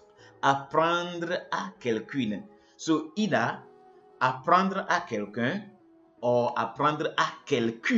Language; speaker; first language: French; non-native, fluent; English